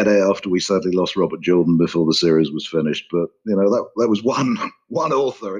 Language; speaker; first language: English; native; English